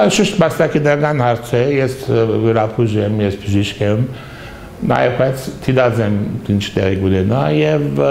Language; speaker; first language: Armenian; early bilingual, heritage; Armenian